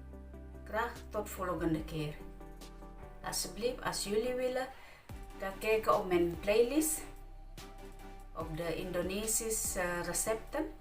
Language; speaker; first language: Dutch; non-native, learner; Indonesian